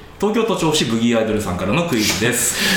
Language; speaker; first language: Japanese; native; Japanese